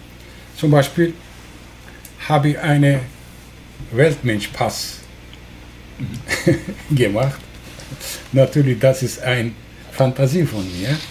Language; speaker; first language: German; non-native, learner; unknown